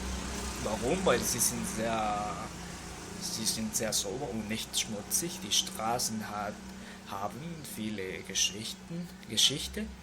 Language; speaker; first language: German; non-native, learner; Spanish